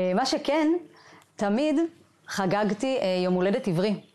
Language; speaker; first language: Hebrew; native; Hebrew